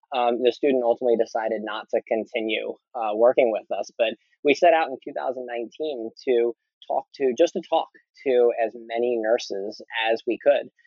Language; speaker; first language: English; native; English